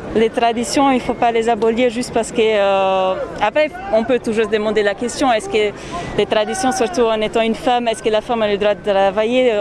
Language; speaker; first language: French; non-native, fluent; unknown